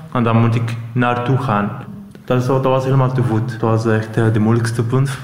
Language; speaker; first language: Dutch; non-native, learner; Arabic